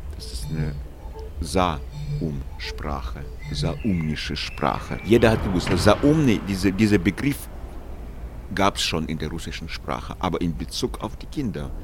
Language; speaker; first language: German; non-native, fluent; Russian